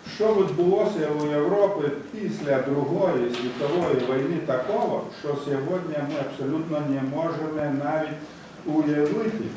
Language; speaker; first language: Ukrainian; non-native, fluent; Lithuanian